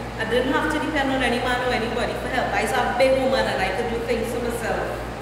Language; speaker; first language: English; native; English